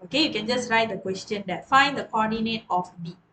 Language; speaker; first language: English; non-native, local second language; Malay